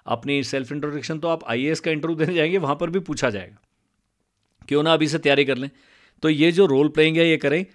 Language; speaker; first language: Hindi; non-native, local second language; Punjabi